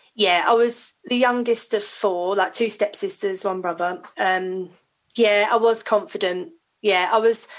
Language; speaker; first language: English; native; English